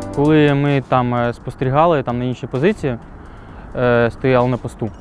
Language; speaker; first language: Ukrainian; native; Ukrainian